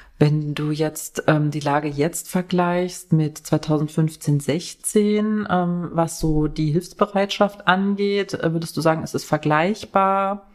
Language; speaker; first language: German; native; German